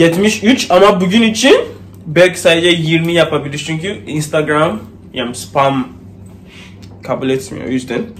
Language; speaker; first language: Turkish; non-native, learner; English